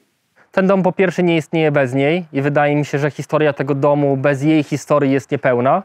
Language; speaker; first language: Polish; native; Polish